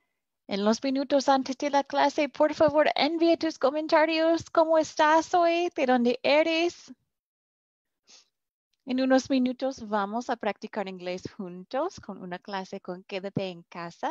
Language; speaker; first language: Spanish; non-native, fluent; English